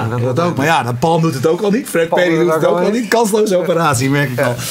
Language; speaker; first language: Dutch; native; Dutch